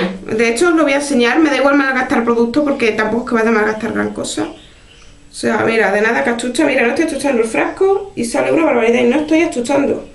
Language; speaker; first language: Spanish; native; Spanish